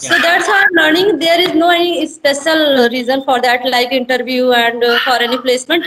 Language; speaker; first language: English; non-native, learner; Hindi